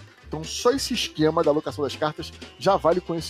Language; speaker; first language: Portuguese; native; Portuguese